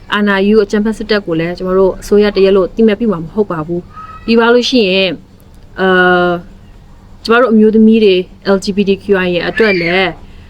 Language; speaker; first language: Burmese; non-native, local second language; S'gaw Karen